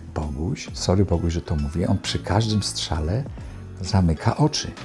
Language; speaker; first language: Polish; native; Polish